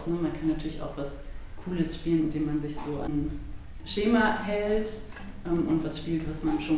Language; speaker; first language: German; native; German